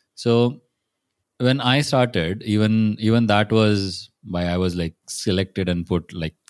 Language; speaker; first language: English; non-native, local second language; Marathi